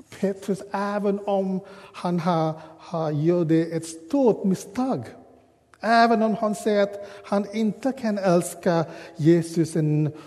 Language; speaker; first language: Swedish; non-native, learner; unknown